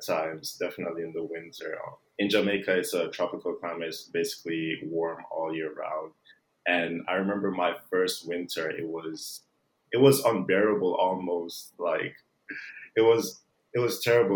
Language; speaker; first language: English; non-native, local second language; Jamaican Creole English